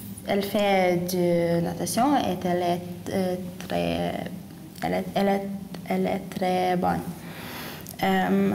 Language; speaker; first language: French; non-native, learner; Lithuanian